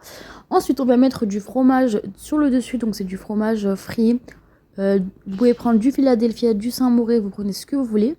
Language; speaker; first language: French; native; French